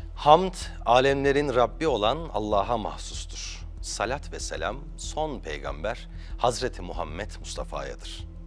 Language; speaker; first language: Turkish; native; Turkish